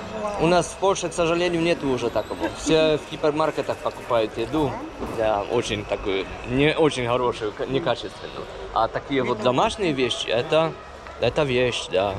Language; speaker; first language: Russian; non-native, learner; Polish